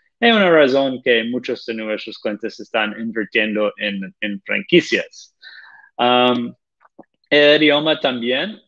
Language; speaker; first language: Spanish; non-native, fluent; Portuguese